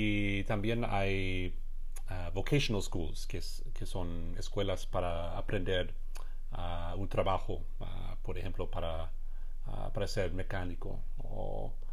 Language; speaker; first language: Spanish; non-native, fluent; English